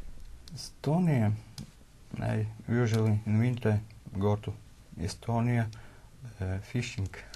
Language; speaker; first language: English; non-native, learner; Latvian